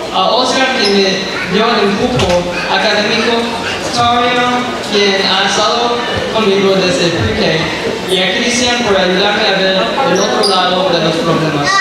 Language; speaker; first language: Spanish; early bilingual, other home language; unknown